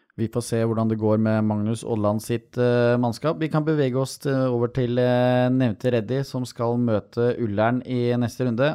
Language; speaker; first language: Norwegian; native; Norwegian